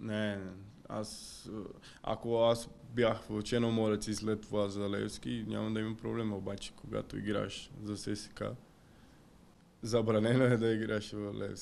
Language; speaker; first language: Bulgarian; non-native, learner; Portuguese